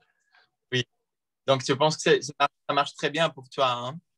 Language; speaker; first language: French; non-native, learner; Portuguese